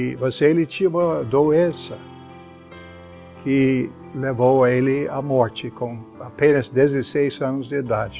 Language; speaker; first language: Portuguese; non-native, fluent; English